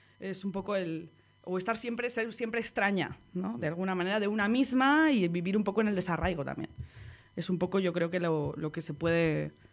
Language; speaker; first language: Spanish; native; Spanish